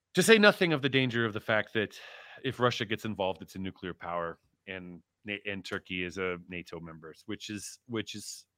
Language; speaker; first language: English; early bilingual, other home language; Turkish